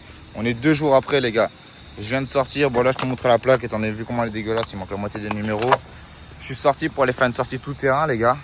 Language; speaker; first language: French; native; French